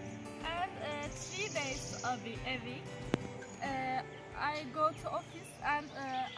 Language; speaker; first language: English; non-native, learner; Turkish